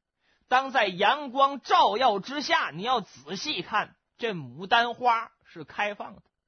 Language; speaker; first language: Chinese; native; Chinese